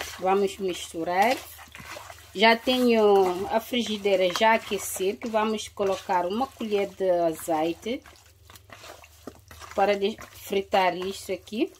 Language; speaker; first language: Portuguese; non-native, local second language; Upper Guinea Crioulo